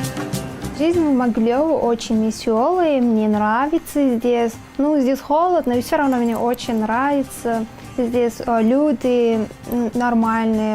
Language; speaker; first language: Russian; non-native, learner; Turkmen